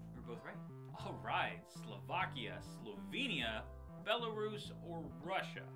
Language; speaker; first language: English; native; English